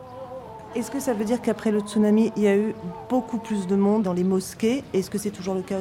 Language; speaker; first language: French; native; French